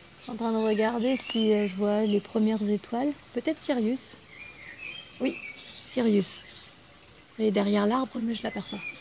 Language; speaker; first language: French; native; French